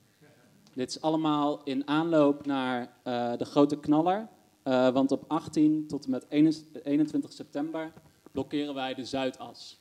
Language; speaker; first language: Dutch; native; Dutch